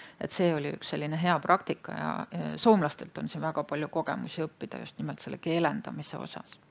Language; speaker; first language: Estonian; native; Estonian